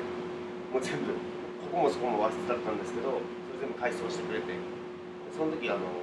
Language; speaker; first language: Japanese; native; Japanese